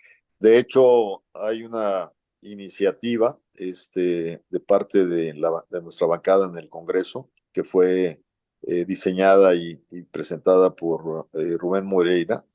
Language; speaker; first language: Spanish; native; Spanish